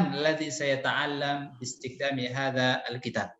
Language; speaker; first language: Arabic; non-native, fluent; Indonesian